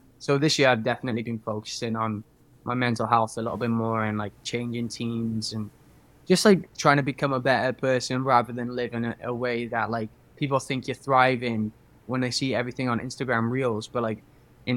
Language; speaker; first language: English; native; English